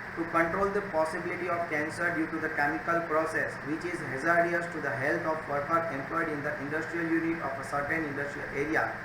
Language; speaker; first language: English; non-native, local second language; Gujarati